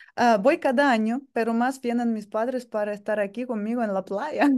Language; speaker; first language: Spanish; non-native, fluent; Russian